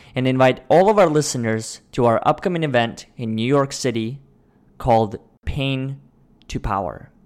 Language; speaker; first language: English; early bilingual, other home language; Russian